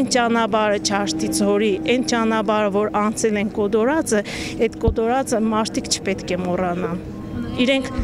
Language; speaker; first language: Armenian; native; Armenian